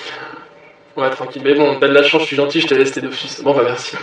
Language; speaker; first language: French; native; French